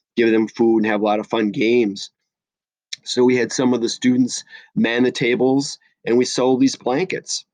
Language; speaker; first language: English; native; English